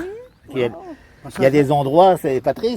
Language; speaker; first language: French; native; French